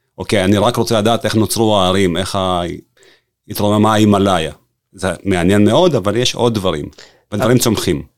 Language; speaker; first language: Hebrew; early bilingual, other home language; Russian